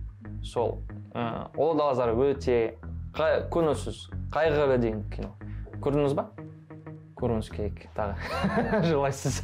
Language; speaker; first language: Kazakh; non-native, learner; French